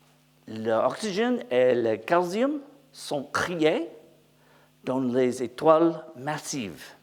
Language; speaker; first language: French; non-native, learner; English